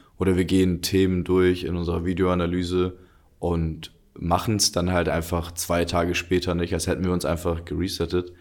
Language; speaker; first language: German; early bilingual, other home language; Russian